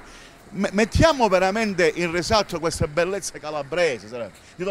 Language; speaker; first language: Italian; native; Italian